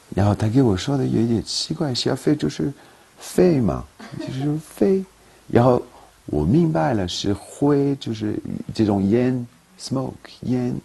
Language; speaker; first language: Chinese; non-native, fluent; French